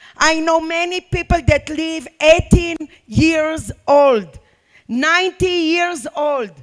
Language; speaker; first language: English; non-native, learner; Arabic